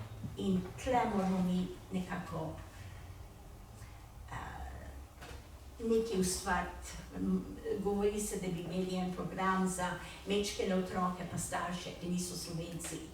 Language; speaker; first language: Slovenian; early bilingual, heritage; Slovenian